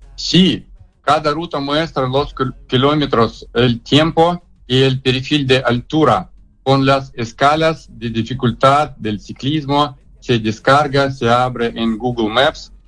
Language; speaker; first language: Spanish; non-native, learner; Russian